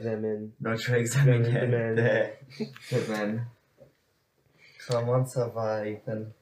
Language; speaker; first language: French; non-native, learner; English